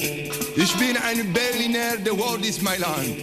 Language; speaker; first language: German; non-native, learner; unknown